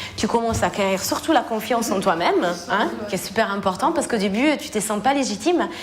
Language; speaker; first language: French; non-native, fluent; Italian